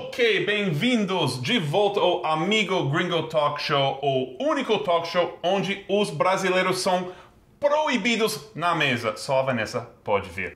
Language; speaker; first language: Portuguese; non-native, fluent; English